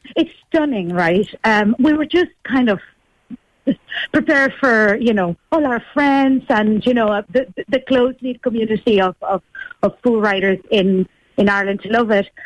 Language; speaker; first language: English; non-native, fluent; Spanish